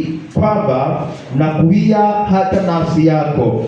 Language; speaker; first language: Swahili; non-native, local second language; Kikuyu